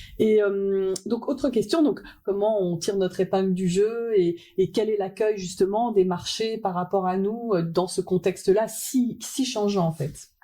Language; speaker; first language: French; native; French